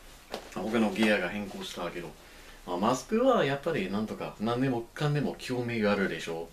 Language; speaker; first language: Japanese; non-native, learner; English